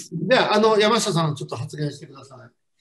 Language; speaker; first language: Japanese; native; Japanese